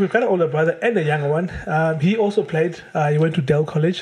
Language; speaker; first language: English; non-native, local second language; Xhosa